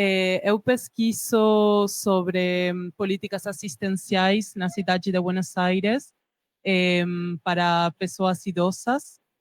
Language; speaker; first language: Portuguese; non-native, fluent; Spanish